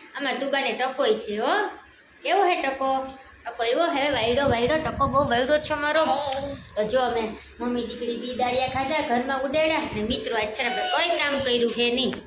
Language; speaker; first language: Gujarati; native; Gujarati